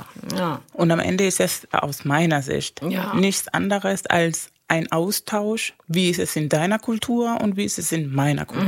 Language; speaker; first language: German; non-native, fluent; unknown